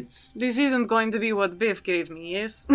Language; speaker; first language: English; native; English